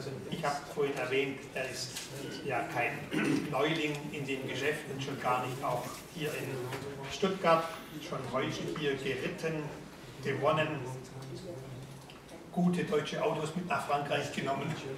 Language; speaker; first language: German; native; German